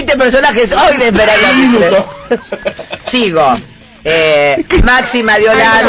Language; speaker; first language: Spanish; native; Spanish